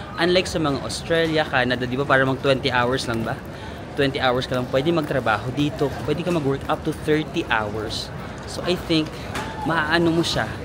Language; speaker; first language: Filipino; non-native, local second language; Waray